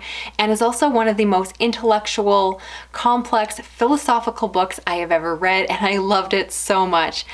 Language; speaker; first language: English; native; English